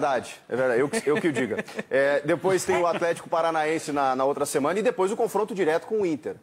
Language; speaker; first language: Portuguese; native; Portuguese